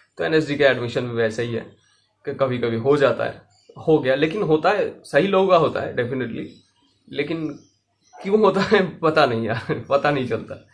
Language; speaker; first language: Hindi; non-native, local second language; Bangla